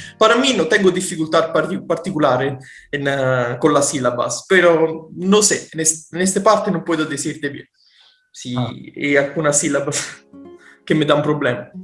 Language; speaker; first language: Spanish; non-native, fluent; Italian